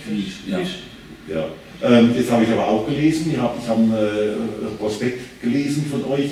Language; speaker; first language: German; native; German